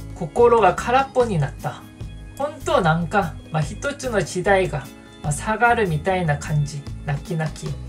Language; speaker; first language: Japanese; non-native, fluent; Korean